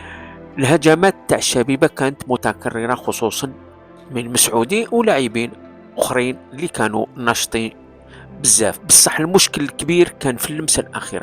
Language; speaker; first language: Arabic; non-native, local second language; Kabyle